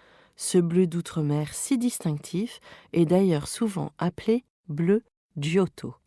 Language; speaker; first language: French; native; French